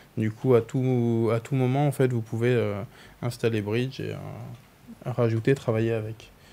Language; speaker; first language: French; native; French